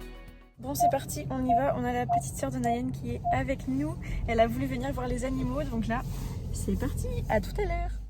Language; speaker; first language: French; native; French